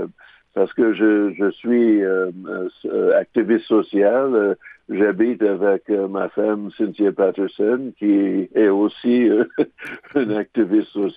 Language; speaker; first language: French; non-native, local second language; English